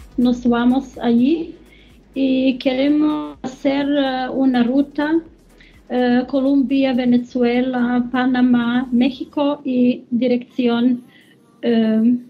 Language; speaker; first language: Spanish; non-native, learner; German